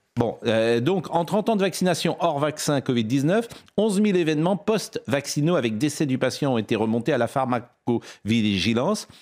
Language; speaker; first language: French; native; French